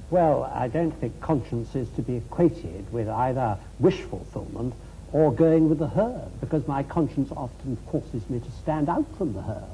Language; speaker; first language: English; native; English